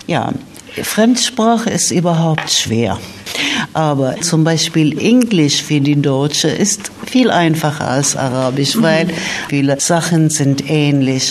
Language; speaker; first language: German; non-native, fluent; Arabic